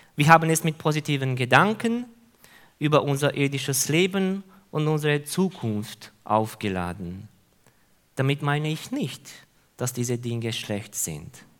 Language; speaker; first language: German; non-native, fluent; Hungarian